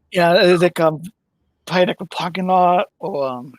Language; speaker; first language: English; native; English